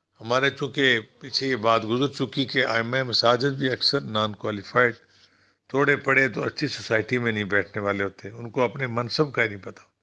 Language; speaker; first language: Urdu; non-native, local second language; Punjabi